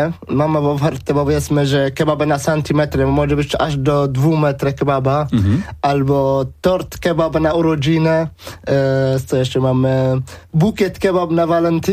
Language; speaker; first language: Polish; early bilingual, other home language; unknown